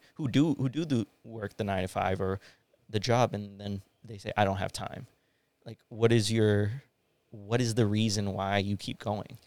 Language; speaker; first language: English; early bilingual, other home language; Hindi